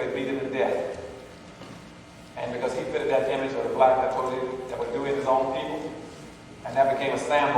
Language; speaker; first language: English; native; English